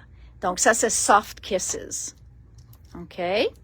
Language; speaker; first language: French; non-native, local second language; English